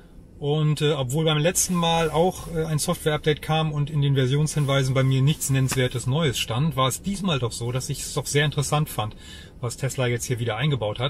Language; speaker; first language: German; native; German